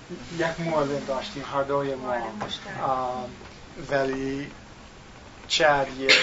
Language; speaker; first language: Tajik; non-native, learner; English